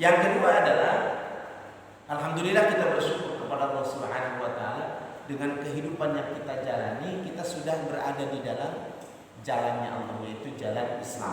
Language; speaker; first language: Indonesian; native; Indonesian